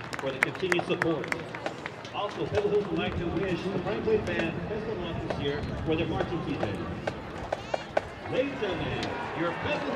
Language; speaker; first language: English; native; English